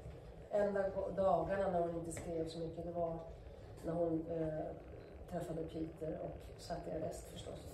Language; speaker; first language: Swedish; native; Swedish